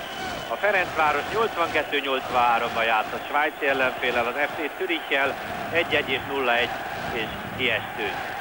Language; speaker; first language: Hungarian; native; Hungarian